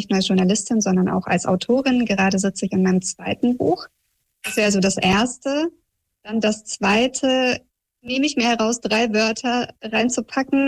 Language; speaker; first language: German; early bilingual, other home language; Russian